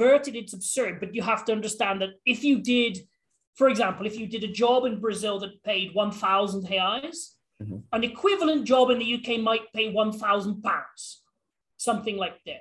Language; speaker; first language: English; native; English